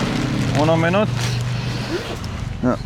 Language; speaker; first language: Spanish; non-native, learner; Hindi